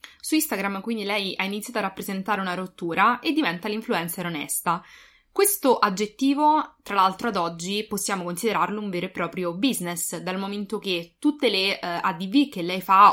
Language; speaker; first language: Italian; native; Italian